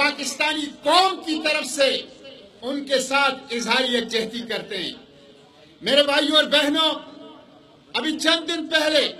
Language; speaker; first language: Urdu; non-native, local second language; Pashto